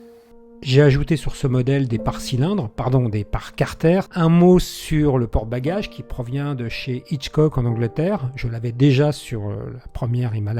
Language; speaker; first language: French; native; French